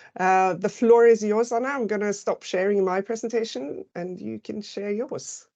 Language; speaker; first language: English; non-native, fluent; Norwegian